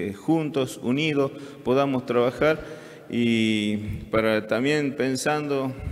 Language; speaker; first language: Spanish; native; Spanish